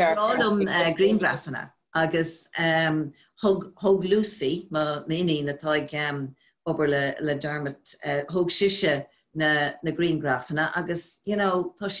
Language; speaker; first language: Irish; non-native, local second language; English